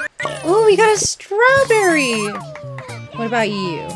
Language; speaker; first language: English; native; English